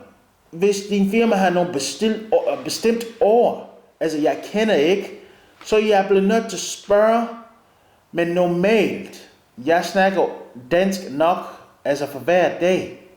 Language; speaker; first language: Danish; non-native, learner; English